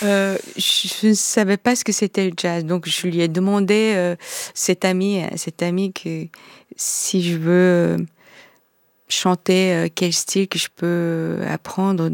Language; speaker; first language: French; non-native, fluent; Korean